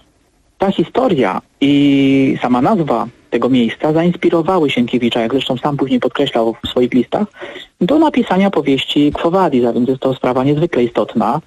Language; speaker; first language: Polish; native; Polish